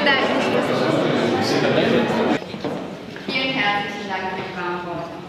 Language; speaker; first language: German; native; German